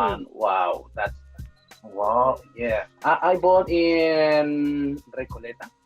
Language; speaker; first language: English; non-native, fluent; Spanish